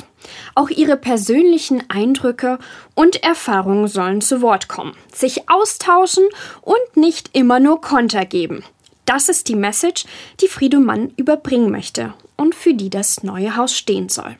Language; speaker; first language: German; native; German